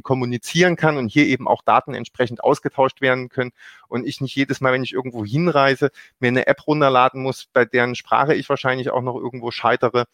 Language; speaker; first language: German; native; German